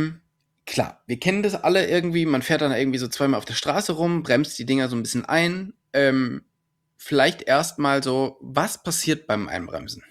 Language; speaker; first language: German; native; German